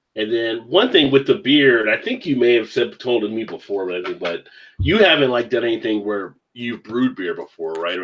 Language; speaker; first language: English; native; English